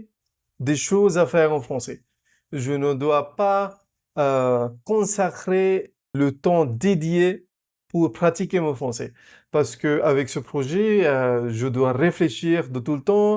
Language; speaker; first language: French; non-native, fluent; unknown